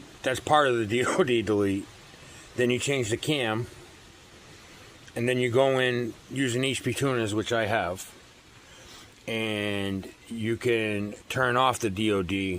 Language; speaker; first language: English; native; English